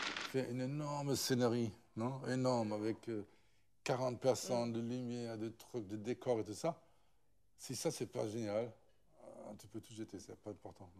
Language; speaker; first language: French; non-native, fluent; German